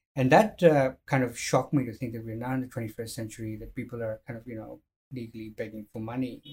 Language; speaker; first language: English; non-native, fluent; Arabic